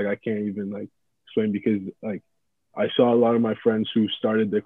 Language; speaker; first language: English; non-native, local second language; Yoruba